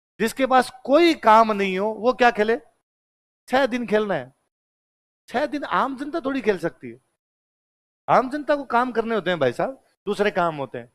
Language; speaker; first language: Hindi; native; Hindi